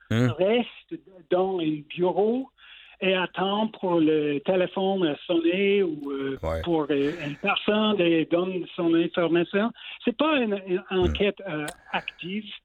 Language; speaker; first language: French; non-native, local second language; English